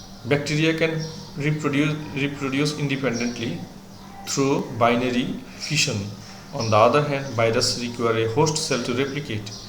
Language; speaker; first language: English; non-native, local second language; Bangla